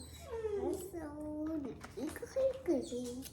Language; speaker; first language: Korean; early bilingual, heritage; Korean